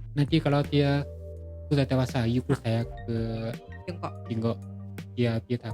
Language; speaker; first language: Indonesian; non-native, learner; Chinese